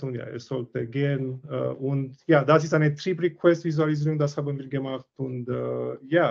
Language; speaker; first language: German; non-native, learner; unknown